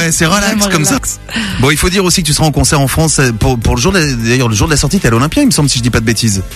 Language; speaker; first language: French; native; French